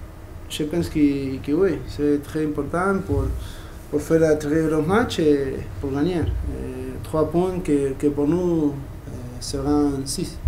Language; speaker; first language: French; non-native, learner; Spanish